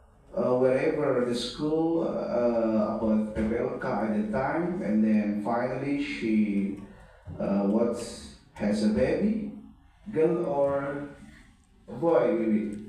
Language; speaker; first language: English; non-native, fluent; Indonesian